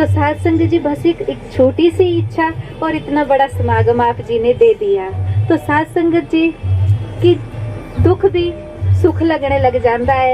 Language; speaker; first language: Hindi; native; Hindi